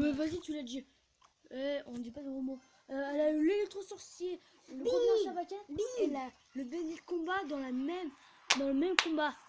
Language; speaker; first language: French; native; French